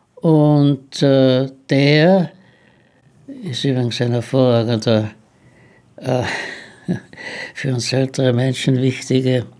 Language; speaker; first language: German; native; German